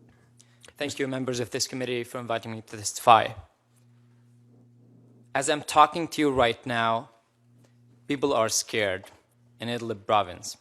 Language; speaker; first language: English; non-native, local second language; Arabic